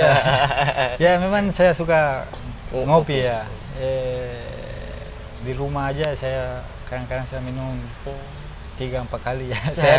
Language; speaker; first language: Indonesian; non-native, learner; Spanish